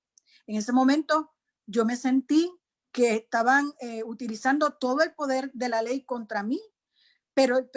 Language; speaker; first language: Spanish; native; Spanish